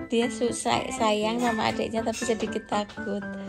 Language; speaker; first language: Indonesian; native; Indonesian